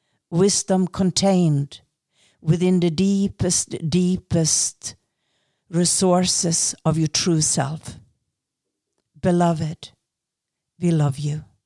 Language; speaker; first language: English; non-native, fluent; Norwegian